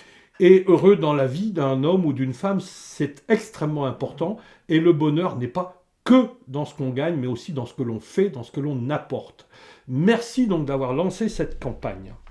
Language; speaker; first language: French; native; French